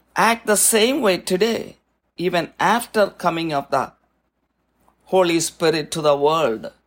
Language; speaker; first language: English; non-native, local second language; Malayalam